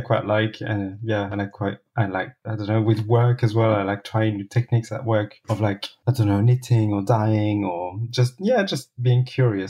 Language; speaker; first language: English; non-native, fluent; French